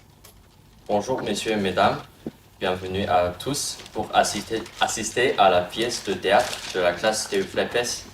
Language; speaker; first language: French; non-native, learner; Indonesian